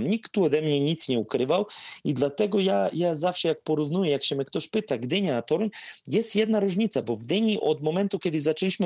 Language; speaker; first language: Polish; non-native, fluent; Serbian